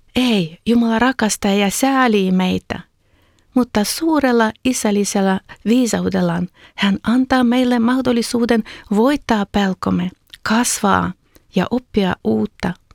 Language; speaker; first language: Finnish; non-native, fluent; Ukrainian